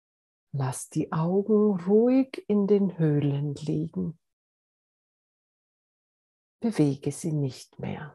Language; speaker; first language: German; native; German